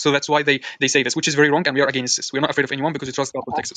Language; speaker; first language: English; non-native, fluent; Arabic